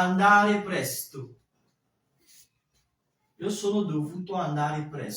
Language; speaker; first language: Italian; non-native, fluent; French